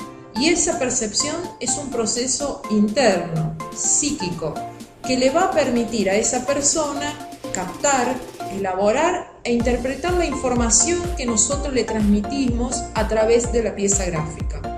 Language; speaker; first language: Spanish; native; Spanish